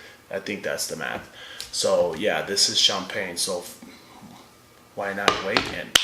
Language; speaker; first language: English; native; English